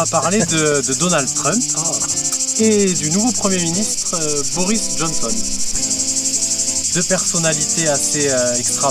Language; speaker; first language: French; native; French